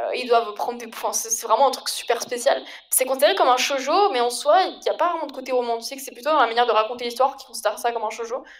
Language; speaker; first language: French; native; French